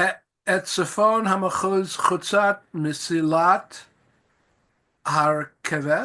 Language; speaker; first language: Hebrew; non-native, learner; English